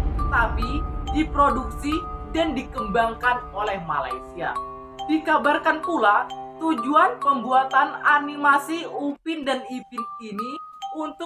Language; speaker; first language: Indonesian; native; Indonesian